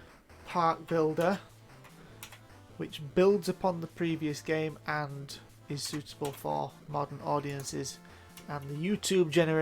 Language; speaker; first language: English; native; English